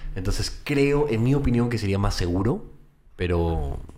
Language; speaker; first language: Spanish; early bilingual, heritage; Spanish